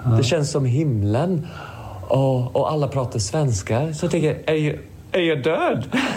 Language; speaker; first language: Swedish; non-native, fluent; English